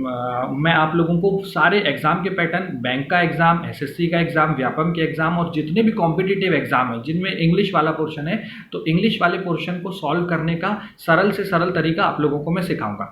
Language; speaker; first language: Hindi; native; Hindi